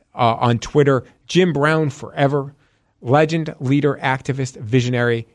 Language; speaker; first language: English; native; English